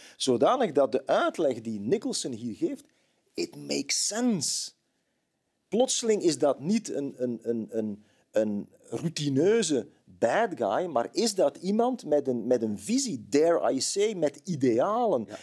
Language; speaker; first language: Dutch; native; Dutch